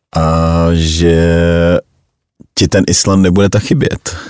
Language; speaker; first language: Czech; native; Czech